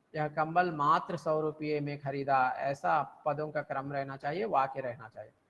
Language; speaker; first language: Hindi; non-native, local second language; Telugu